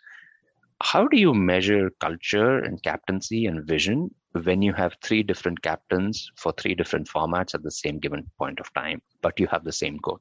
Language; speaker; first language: English; non-native, local second language; Hindi